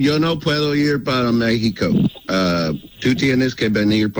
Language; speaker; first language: Spanish; non-native, learner; English